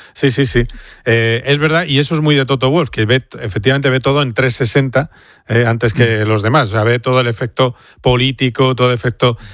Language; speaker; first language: Spanish; native; Spanish